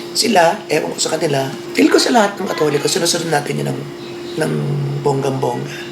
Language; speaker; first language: Filipino; native; Filipino